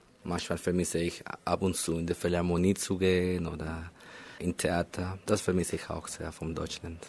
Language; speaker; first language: German; non-native, fluent; Spanish